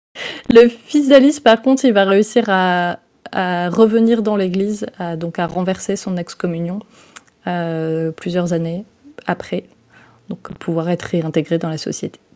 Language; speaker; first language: French; native; French